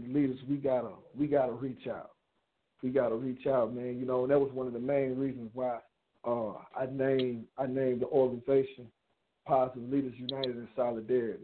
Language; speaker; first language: English; native; English